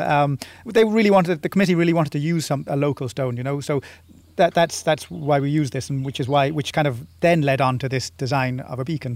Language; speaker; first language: English; native; English